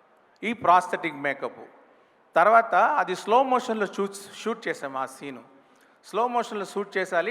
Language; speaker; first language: Telugu; non-native, local second language; Tamil